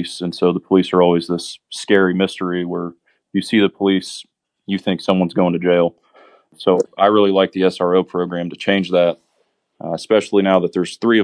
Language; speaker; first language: English; native; English